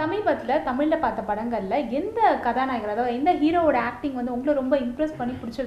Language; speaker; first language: Tamil; native; Tamil